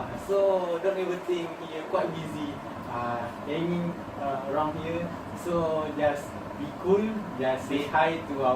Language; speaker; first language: English; non-native, learner; Malay